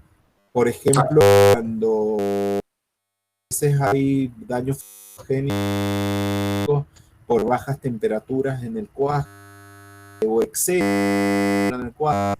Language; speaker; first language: Spanish; native; Spanish